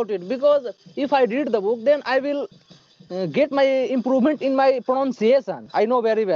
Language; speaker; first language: English; non-native, learner; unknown